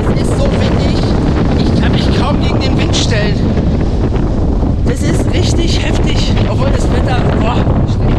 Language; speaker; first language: German; native; German